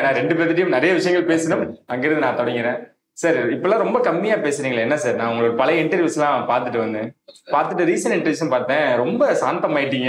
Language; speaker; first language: Tamil; native; Tamil